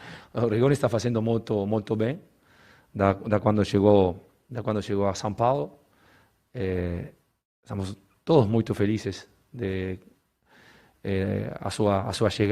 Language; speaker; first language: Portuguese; non-native, learner; Spanish